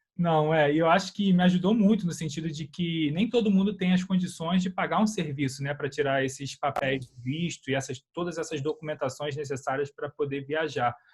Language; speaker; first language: Portuguese; native; Portuguese